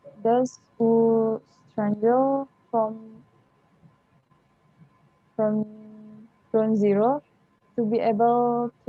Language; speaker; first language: English; non-native, learner; Indonesian